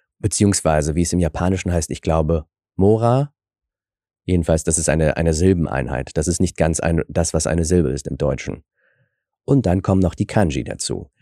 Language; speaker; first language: German; early bilingual, other home language; Russian